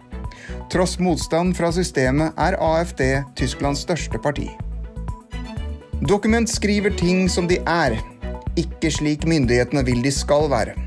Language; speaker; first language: Norwegian; native; Norwegian